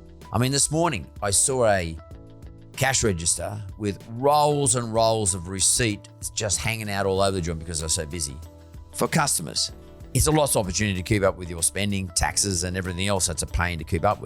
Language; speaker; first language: English; native; English